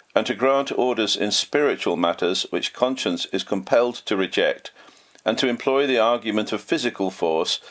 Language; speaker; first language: English; native; English